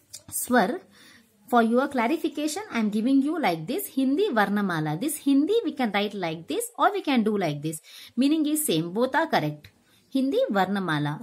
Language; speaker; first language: English; non-native, local second language; Tamil